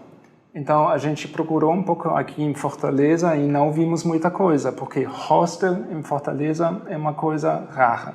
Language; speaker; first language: Portuguese; non-native, fluent; German